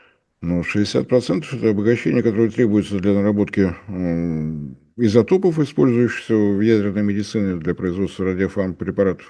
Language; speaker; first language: Russian; native; Russian